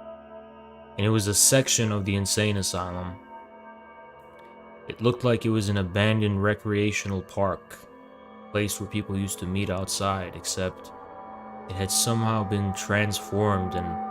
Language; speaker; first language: English; native; English